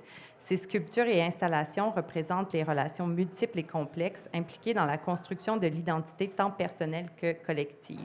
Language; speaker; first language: French; native; French